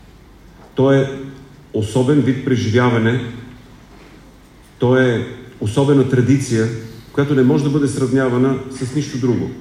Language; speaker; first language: Bulgarian; native; Bulgarian